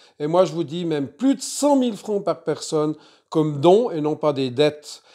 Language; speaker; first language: French; native; French